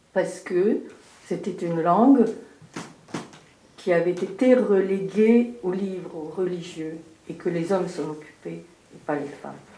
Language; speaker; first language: French; early bilingual, heritage; French